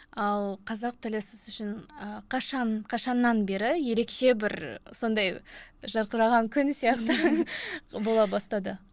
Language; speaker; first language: Kazakh; native; Kazakh